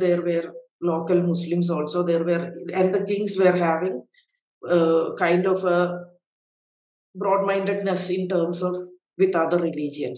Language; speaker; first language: English; non-native, local second language; Malayalam